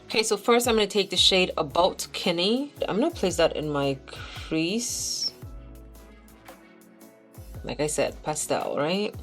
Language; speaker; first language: English; native; English